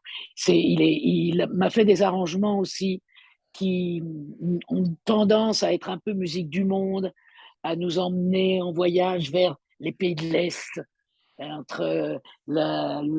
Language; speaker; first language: French; native; French